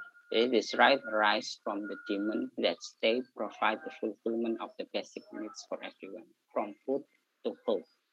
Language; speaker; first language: English; non-native, fluent; Indonesian